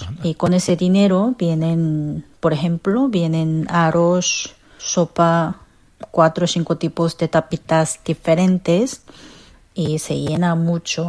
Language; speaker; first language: Spanish; non-native, fluent; Korean